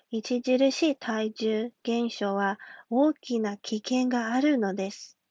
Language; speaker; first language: Japanese; non-native, fluent; Chinese